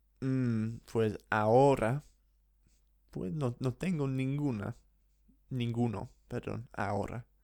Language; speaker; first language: Spanish; non-native, fluent; English